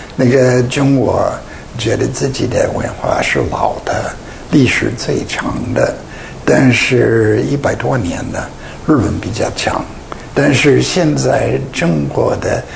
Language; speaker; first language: Chinese; non-native, fluent; English